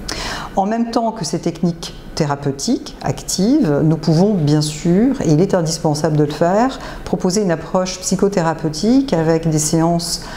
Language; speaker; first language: French; native; French